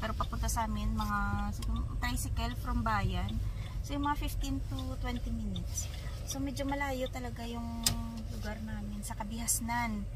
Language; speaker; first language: Filipino; non-native, local second language; Hiligaynon